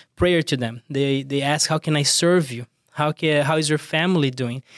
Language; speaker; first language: English; non-native, fluent; Portuguese